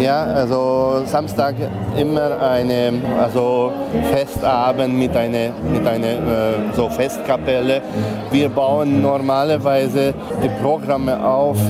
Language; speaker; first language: German; non-native, local second language; Hungarian